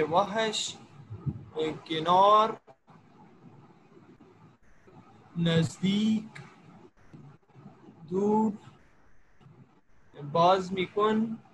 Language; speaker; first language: Persian; non-native, learner; Urdu